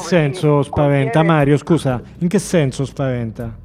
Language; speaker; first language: Italian; native; Italian